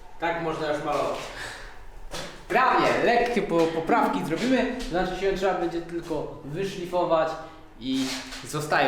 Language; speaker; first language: Polish; native; Polish